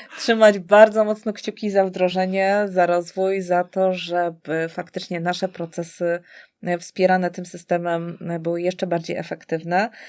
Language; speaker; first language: Polish; native; Polish